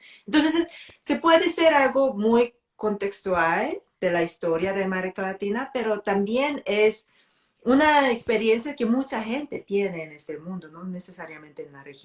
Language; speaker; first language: Spanish; non-native, fluent; Korean